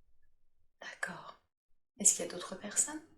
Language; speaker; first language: French; native; French